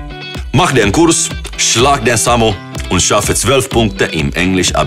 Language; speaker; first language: German; non-native, learner; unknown